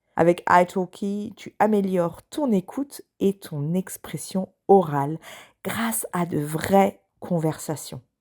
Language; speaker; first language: French; native; French